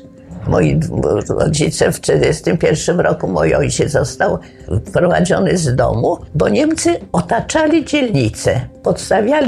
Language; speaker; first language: Polish; native; Polish